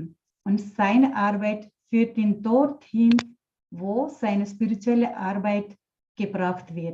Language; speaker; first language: German; non-native, fluent; Telugu